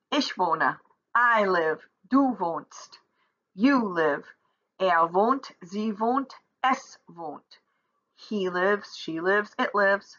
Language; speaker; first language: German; non-native, fluent; English